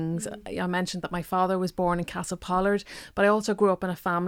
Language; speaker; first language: English; non-native, local second language; Irish